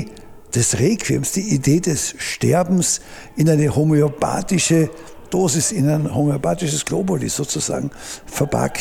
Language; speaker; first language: German; native; German